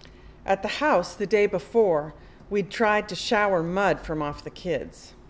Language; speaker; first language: English; native; English